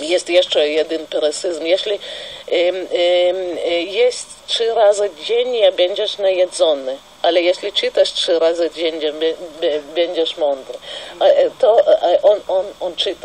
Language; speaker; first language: Polish; non-native, fluent; Russian